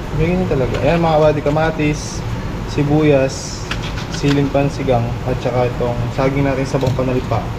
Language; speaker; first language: Filipino; non-native, local second language; Pampanga